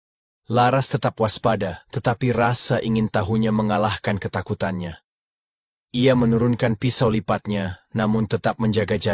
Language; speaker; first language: Indonesian; native; Indonesian